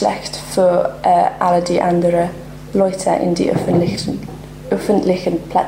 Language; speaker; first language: German; non-native, learner; English